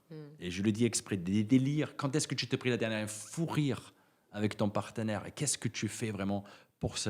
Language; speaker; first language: French; native; French